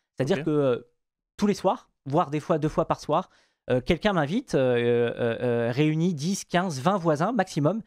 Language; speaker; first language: French; native; French